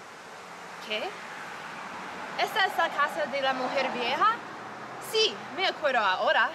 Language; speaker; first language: Spanish; non-native, learner; English